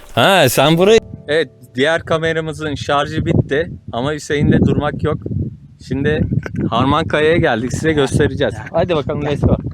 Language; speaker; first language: Turkish; native; Turkish